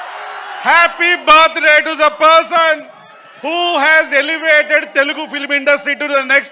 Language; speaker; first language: Telugu; native; Telugu